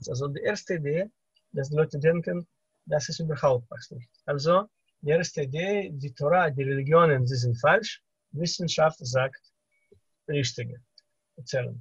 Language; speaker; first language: German; non-native, fluent; Russian